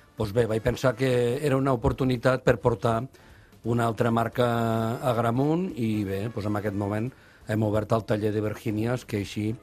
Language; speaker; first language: Catalan; native; Catalan